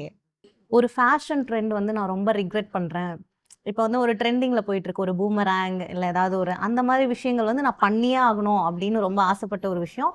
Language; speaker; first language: Tamil; native; Tamil